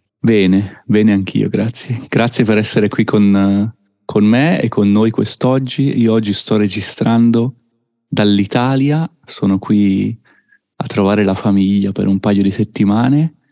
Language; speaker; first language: Italian; native; Italian